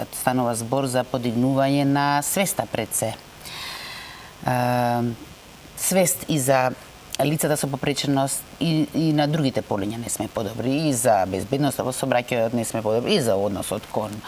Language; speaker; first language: Macedonian; native; Macedonian